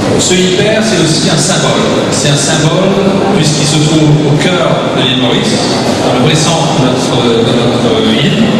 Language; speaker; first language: French; native; French